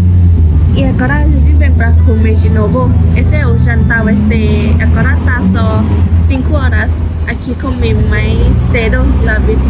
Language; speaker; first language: Portuguese; non-native, learner; Thai